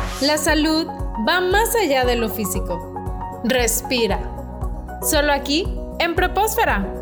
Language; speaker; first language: Spanish; native; Spanish